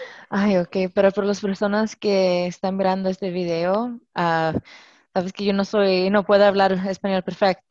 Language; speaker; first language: Spanish; non-native, learner; English